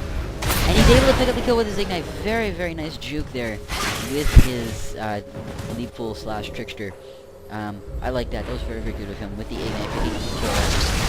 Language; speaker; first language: English; native; English